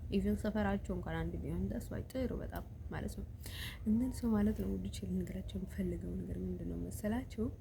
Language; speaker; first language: Amharic; non-native, local second language; Tigrinya